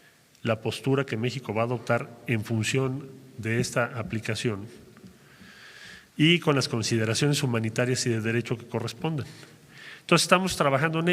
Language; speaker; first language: Spanish; native; Spanish